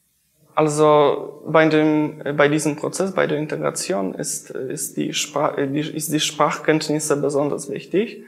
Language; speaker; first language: German; non-native, fluent; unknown